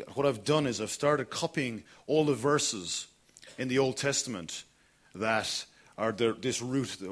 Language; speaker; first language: English; native; English